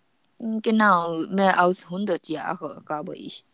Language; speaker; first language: German; non-native, learner; Thai